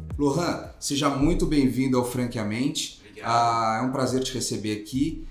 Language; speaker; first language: Portuguese; native; Portuguese